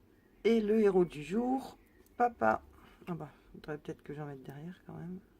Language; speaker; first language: French; native; French